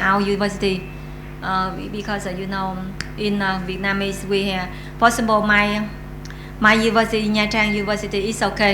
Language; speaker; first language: English; non-native, learner; Vietnamese